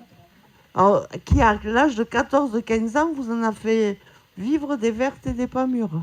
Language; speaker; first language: French; native; French